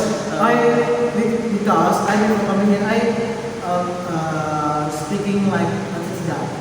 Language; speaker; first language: English; non-native, learner; Indonesian